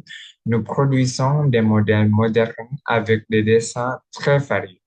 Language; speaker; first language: French; non-native, learner; Indonesian